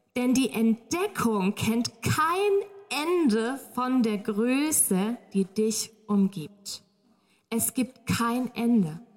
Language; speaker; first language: German; native; German